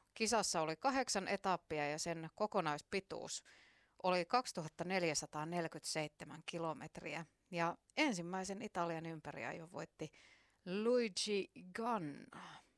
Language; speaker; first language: Finnish; native; Finnish